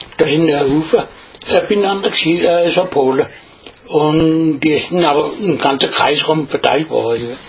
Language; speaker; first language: German; native; German